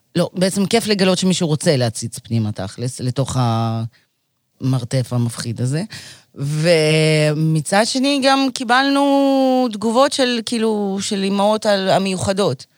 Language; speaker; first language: Hebrew; early bilingual, other home language; Russian